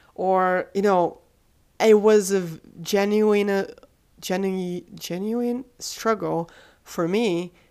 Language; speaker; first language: English; non-native, fluent; Portuguese